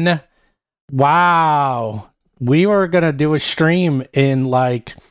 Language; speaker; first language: English; native; English